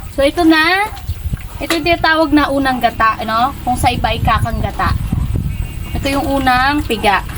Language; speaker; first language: Filipino; native; Filipino